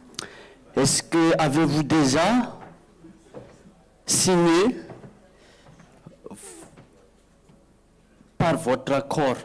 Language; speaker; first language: French; non-native, learner; English